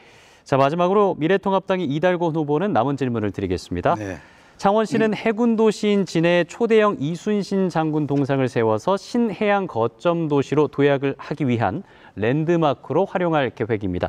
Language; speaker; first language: Korean; native; Korean